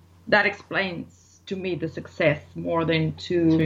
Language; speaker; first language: English; non-native, fluent; Bulgarian